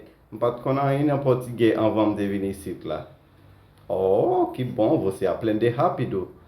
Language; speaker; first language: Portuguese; non-native, fluent; Haitian Creole